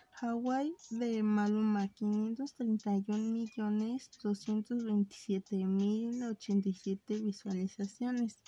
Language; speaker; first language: Spanish; native; Spanish